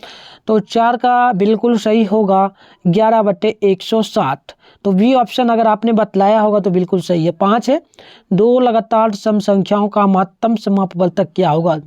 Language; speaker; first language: Hindi; native; Hindi